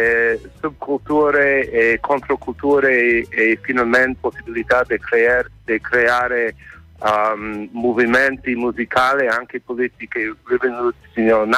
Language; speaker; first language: Italian; non-native, fluent; English